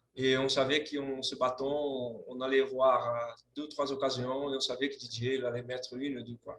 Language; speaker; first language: French; non-native, fluent; Portuguese